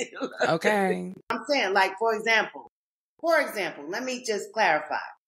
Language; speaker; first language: English; native; English